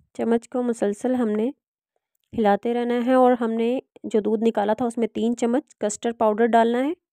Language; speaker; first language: Urdu; non-native, local second language; Punjabi